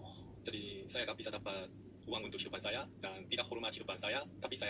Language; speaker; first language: Indonesian; non-native, learner; Korean